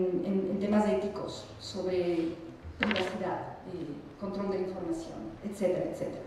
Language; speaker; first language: Spanish; native; Spanish